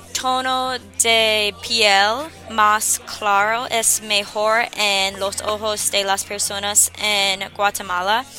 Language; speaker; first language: Spanish; non-native, learner; English